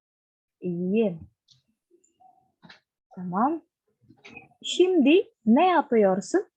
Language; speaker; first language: Turkish; non-native, fluent; Indonesian